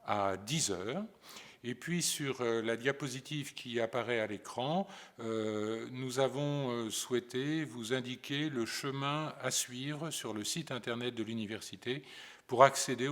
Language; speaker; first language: French; native; French